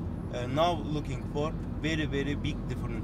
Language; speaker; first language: English; non-native, learner; Turkish